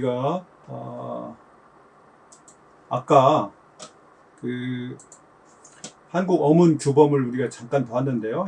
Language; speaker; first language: Korean; native; Korean